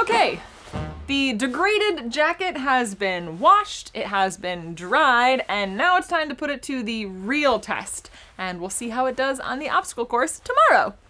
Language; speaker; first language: English; native; English